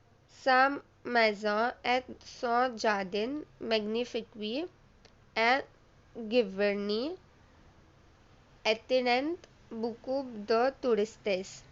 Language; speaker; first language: French; non-native, learner; Hindi